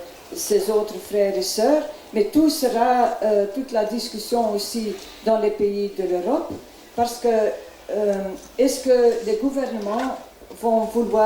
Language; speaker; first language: French; non-native, local second language; Dutch